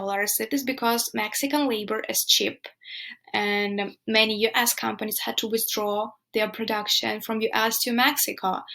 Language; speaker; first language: English; non-native, fluent; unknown